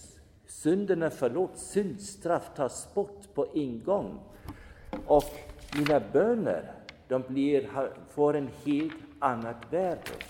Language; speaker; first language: Swedish; non-native, fluent; German